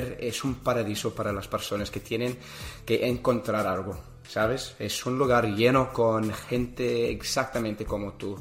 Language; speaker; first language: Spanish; non-native, learner; English